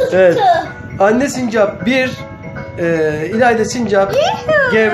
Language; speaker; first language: Turkish; native; Turkish